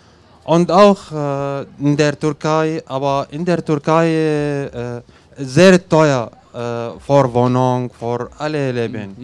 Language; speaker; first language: German; non-native, learner; Arabic